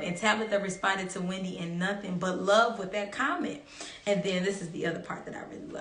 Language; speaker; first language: English; native; English